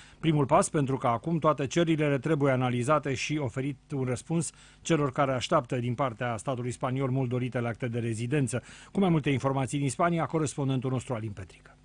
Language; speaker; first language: Romanian; native; Romanian